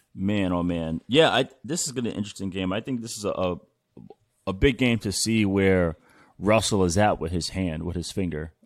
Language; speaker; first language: English; native; English